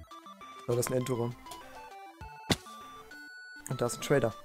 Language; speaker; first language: German; native; German